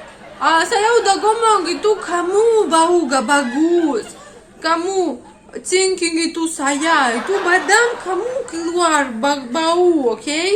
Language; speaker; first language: Indonesian; non-native, learner; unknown